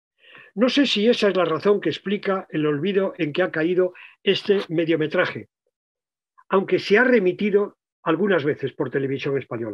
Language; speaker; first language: Spanish; native; Spanish